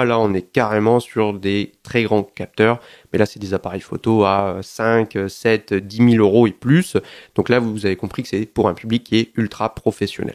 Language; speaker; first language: French; native; French